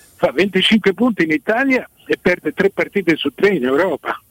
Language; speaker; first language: Italian; native; Italian